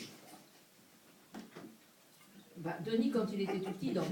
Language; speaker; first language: French; native; French